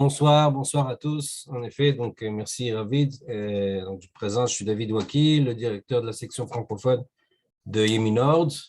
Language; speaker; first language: French; native; French